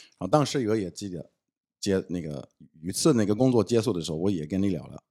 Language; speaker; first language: Chinese; non-native, fluent; English